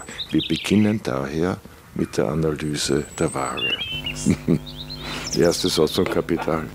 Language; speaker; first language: German; native; German